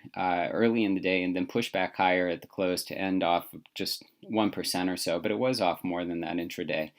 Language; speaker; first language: English; native; English